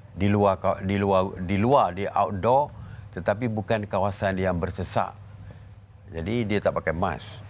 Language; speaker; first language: Malay; native; Malay